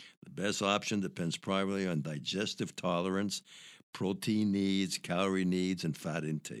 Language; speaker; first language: English; early bilingual, other home language; Spanish